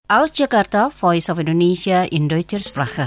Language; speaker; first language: German; non-native, fluent; Indonesian